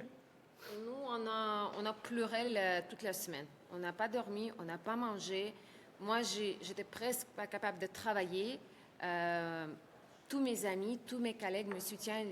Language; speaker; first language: French; non-native, learner; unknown